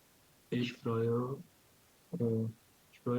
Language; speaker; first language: German; non-native, learner; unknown